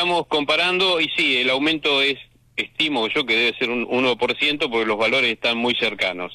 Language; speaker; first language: Spanish; native; Spanish